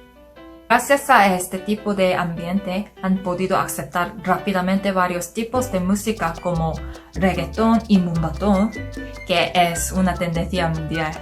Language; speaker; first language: Spanish; non-native, learner; Korean